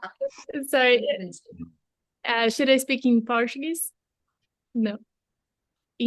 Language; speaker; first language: English; non-native, fluent; Portuguese